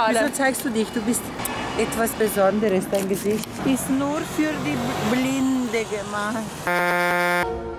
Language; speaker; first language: German; early bilingual, other home language; Spanish